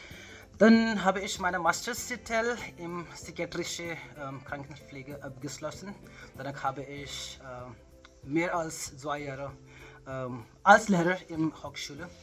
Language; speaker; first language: German; non-native, learner; Hindi